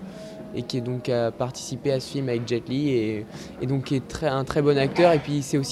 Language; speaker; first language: French; native; French